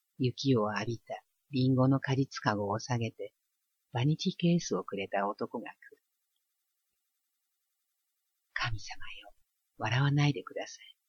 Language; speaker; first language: Japanese; native; Japanese